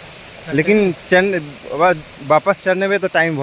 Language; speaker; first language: Hindi; non-native, local second language; Bangla